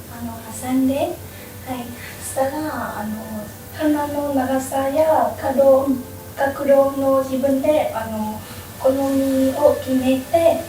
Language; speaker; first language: Japanese; non-native, learner; Vietnamese